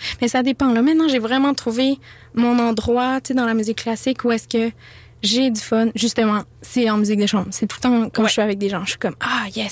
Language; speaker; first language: French; native; French